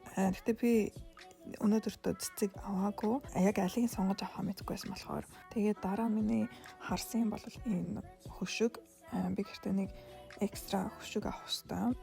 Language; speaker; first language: Mongolian; early bilingual, heritage; Mongolian